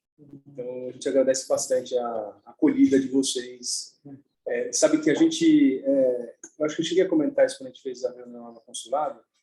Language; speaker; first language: Portuguese; native; Portuguese